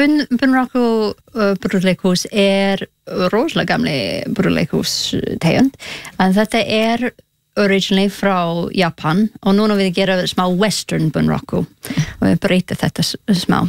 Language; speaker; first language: Icelandic; non-native, learner; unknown